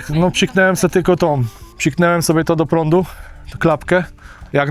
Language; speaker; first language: Polish; native; Polish